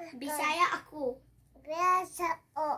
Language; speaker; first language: Cebuano; non-native, learner; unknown